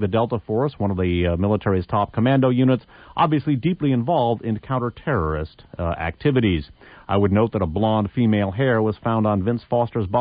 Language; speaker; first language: English; native; English